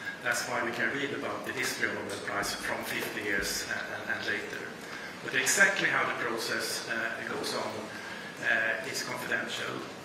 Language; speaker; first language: English; non-native, fluent; Swedish